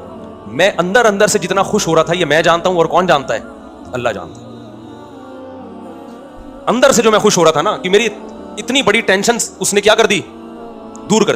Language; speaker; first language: Urdu; native; Urdu